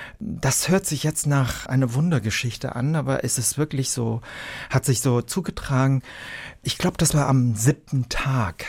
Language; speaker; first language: German; early bilingual, other home language; Vietnamese